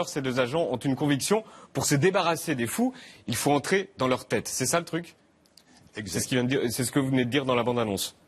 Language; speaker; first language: French; native; French